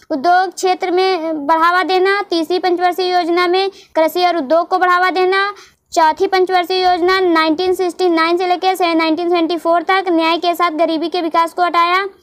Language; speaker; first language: Hindi; native; Hindi